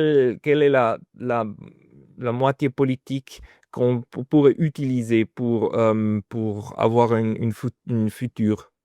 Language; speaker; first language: French; non-native, fluent; German